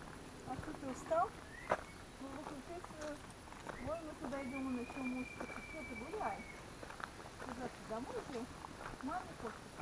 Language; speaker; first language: Russian; native; Russian